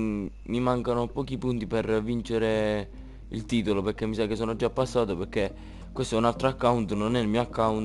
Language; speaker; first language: Italian; native; Italian